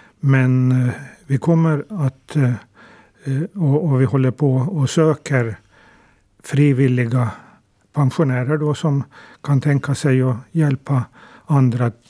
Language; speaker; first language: Swedish; native; Swedish